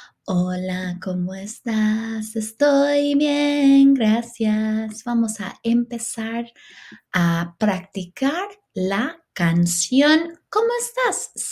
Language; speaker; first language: Spanish; non-native, fluent; English